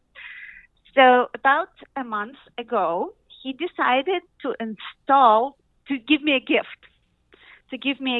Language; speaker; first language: English; non-native, fluent; Russian